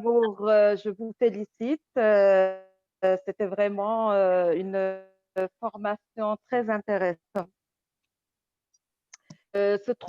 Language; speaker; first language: French; non-native, local second language; Arabic